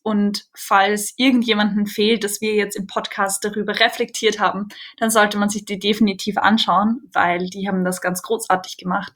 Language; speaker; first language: German; native; German